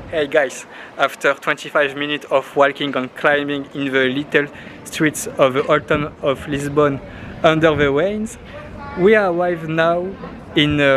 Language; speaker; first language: English; non-native, learner; French